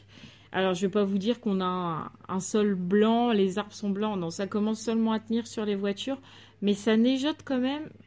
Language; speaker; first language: French; native; French